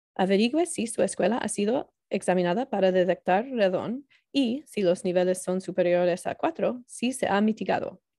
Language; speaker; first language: Spanish; non-native, learner; English